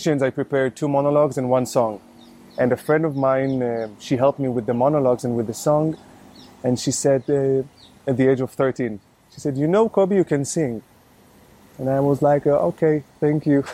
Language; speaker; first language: English; non-native, fluent; Hebrew